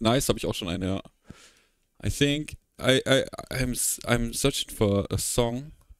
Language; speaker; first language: German; native; German